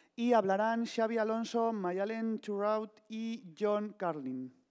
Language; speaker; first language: Spanish; non-native, local second language; Basque